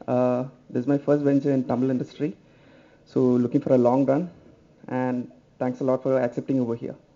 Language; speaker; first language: Tamil; non-native, learner; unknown